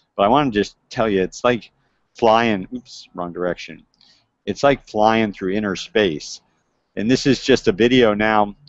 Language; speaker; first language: English; native; English